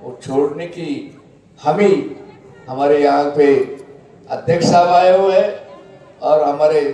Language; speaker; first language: Hindi; non-native, local second language; Marathi